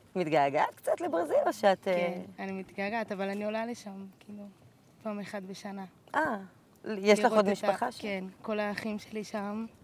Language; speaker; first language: Hebrew; non-native, learner; Portuguese